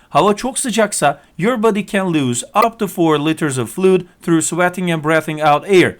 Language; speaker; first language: English; non-native, fluent; Turkish